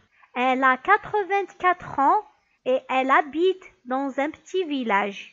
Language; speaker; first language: French; non-native, local second language; Arabic